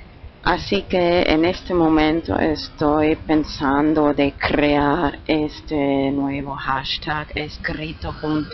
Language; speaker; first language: Spanish; non-native, fluent; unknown